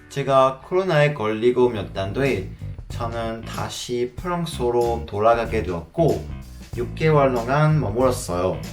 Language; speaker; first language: Korean; non-native, learner; French